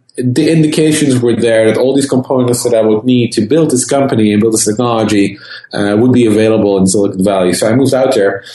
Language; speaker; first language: English; non-native, fluent; Dutch